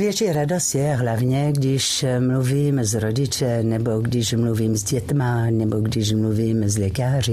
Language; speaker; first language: Czech; non-native, fluent; French